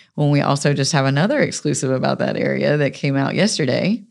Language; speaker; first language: English; native; English